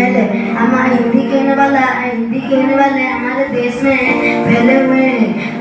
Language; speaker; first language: Hindi; non-native, local second language; Odia